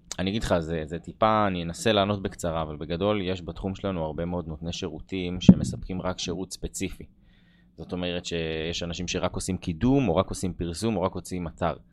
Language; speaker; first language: Hebrew; native; Hebrew